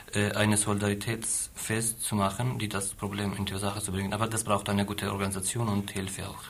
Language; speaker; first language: German; non-native, fluent; Arabic